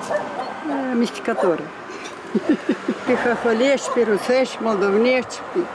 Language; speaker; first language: Romanian; non-native, learner; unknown